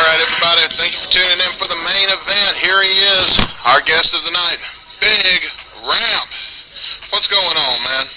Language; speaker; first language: English; native; English